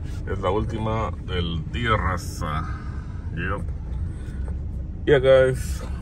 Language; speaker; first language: Spanish; native; Spanish